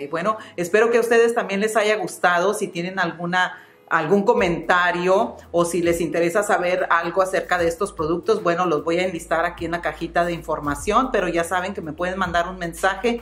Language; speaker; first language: Spanish; native; Spanish